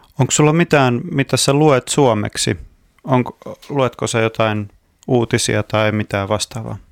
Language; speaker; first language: Finnish; native; Finnish